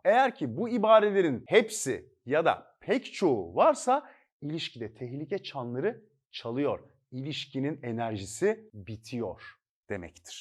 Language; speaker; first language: Turkish; native; Turkish